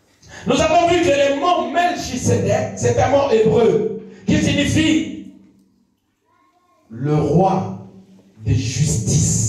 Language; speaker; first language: French; non-native, local second language; Lingala